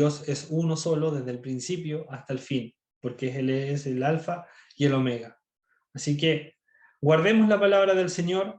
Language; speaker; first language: Spanish; native; Spanish